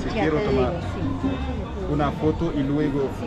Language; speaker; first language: Spanish; non-native, learner; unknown